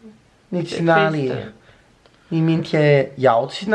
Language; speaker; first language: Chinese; non-native, learner; English